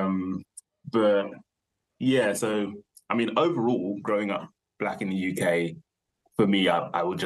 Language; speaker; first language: English; native; English